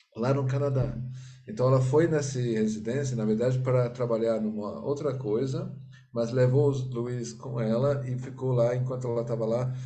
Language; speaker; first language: Portuguese; non-native, fluent; English